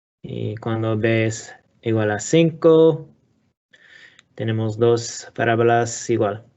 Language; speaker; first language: Spanish; non-native, learner; English